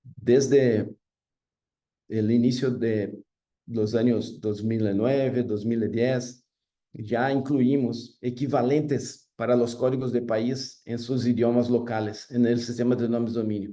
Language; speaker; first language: Spanish; non-native, fluent; Portuguese